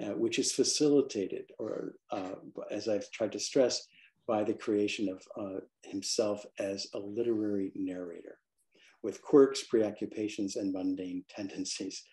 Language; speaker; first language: English; native; English